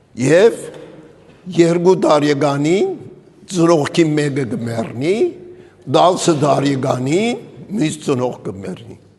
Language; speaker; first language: Armenian; early bilingual, heritage; Armenian